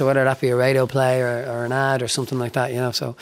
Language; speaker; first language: English; native; English